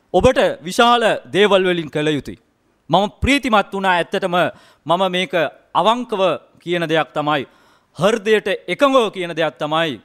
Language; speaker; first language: Sinhala; non-native, local second language; Tamil